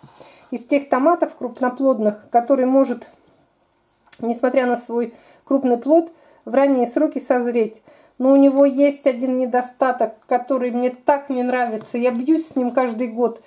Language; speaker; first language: Russian; native; Russian